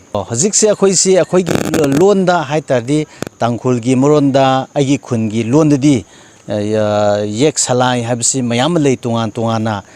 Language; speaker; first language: Manipuri; non-native, local second language; Tangkhul Naga (India)